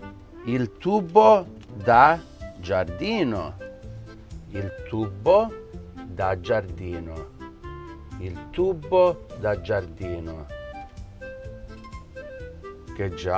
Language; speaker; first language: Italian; early bilingual, heritage; English